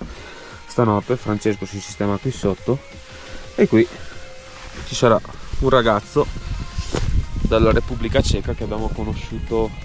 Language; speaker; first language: Italian; native; Italian